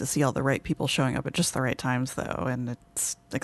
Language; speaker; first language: English; native; English